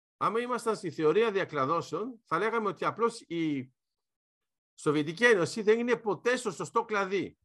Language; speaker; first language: Greek; early bilingual, heritage; Greek